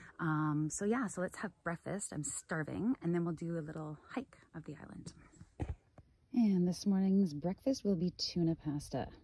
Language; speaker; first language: English; native; English